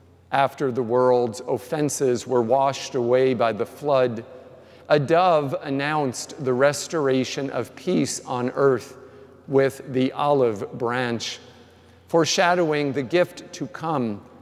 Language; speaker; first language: English; native; English